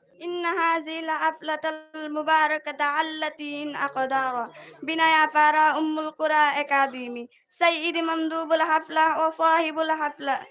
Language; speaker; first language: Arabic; non-native, learner; Bangla